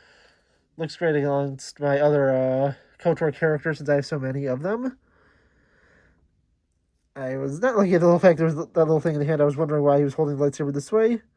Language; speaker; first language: English; native; English